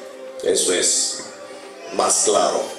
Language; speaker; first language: Spanish; non-native, fluent; Bulgarian